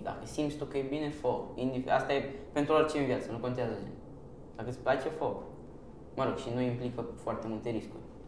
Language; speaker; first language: Romanian; early bilingual, other home language; Persian